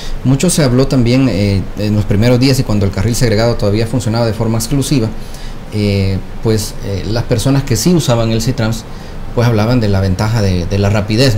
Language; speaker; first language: Spanish; native; Spanish